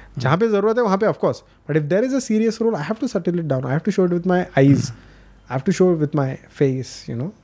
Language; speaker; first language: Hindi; non-native, local second language; Marathi